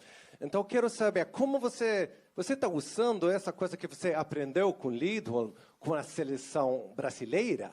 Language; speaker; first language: Portuguese; non-native, fluent; Swedish